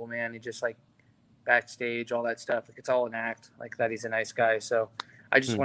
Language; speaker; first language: English; native; English